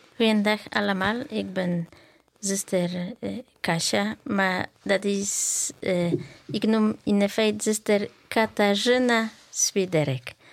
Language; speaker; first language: Dutch; non-native, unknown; Polish